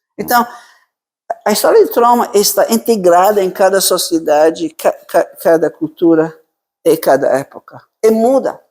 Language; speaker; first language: Portuguese; non-native, fluent; Italian